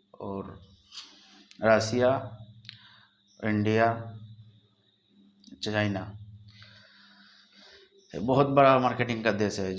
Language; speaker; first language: Hindi; non-native, local second language; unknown